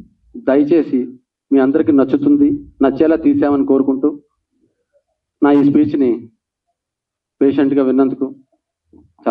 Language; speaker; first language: Telugu; native; Telugu